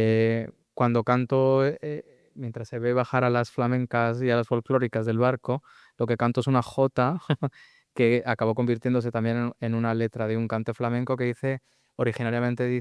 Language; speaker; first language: Spanish; native; Spanish